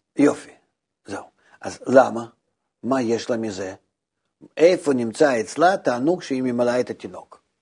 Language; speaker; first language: Hebrew; non-native, fluent; Russian